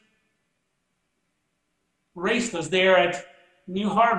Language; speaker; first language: English; early bilingual, other home language; Spanish